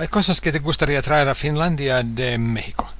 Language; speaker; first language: Spanish; non-native, fluent; Finnish